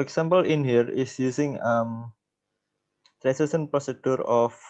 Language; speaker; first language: English; non-native, learner; Indonesian